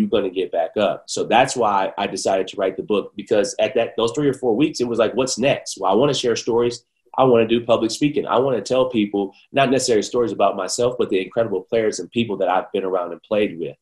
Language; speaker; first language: English; native; English